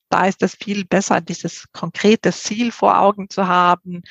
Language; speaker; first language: German; non-native, fluent; Swedish